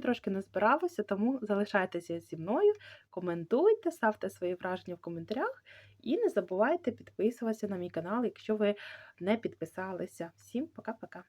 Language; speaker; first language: Ukrainian; native; Ukrainian